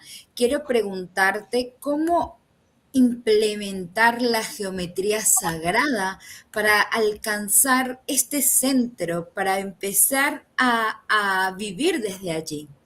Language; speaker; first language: Spanish; native; Spanish